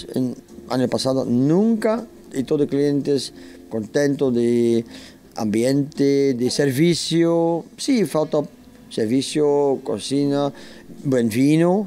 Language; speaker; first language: Spanish; non-native, learner; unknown